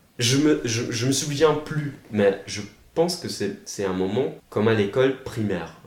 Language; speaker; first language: French; non-native, fluent; German